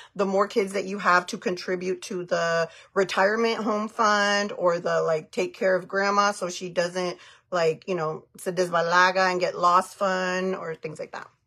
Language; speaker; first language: English; early bilingual, other home language; Spanish